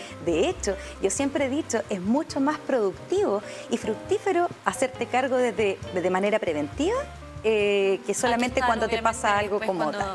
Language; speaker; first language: Spanish; native; Spanish